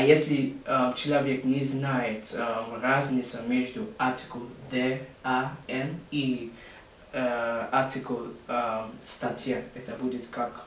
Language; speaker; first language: Russian; non-native, learner; English